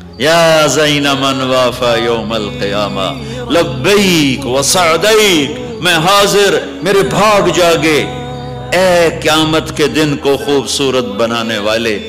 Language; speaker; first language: Urdu; non-native, local second language; Punjabi